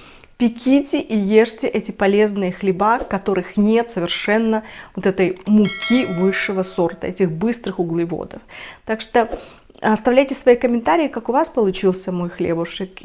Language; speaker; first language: Russian; native; Russian